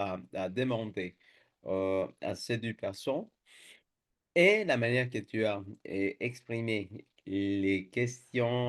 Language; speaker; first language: French; non-native, fluent; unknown